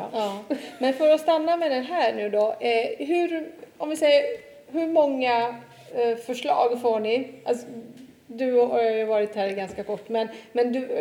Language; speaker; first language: Swedish; non-native, fluent; Italian